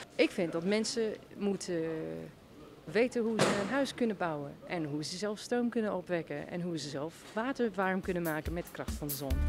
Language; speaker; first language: Dutch; non-native, fluent; English